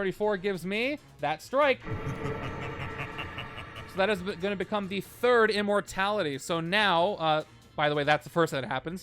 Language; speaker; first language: English; native; English